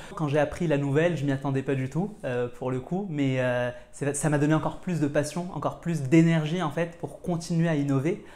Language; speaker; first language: French; non-native, local second language; Arabic